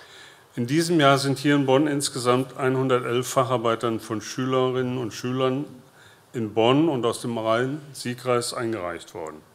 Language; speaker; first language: German; native; German